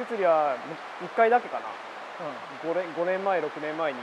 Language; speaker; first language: Japanese; native; Japanese